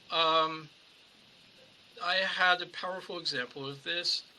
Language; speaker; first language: English; native; English